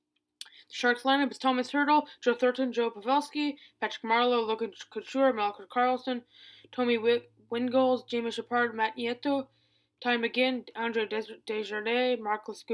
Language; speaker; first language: English; native; English